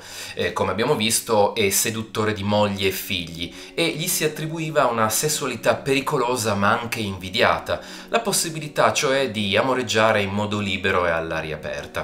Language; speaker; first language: Italian; native; Italian